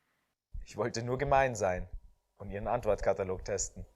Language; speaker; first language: German; native; German